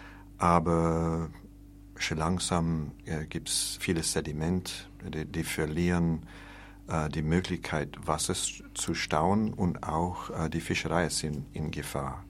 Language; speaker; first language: German; non-native, learner; English